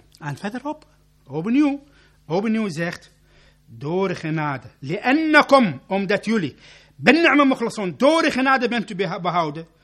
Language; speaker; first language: Dutch; non-native, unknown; Arabic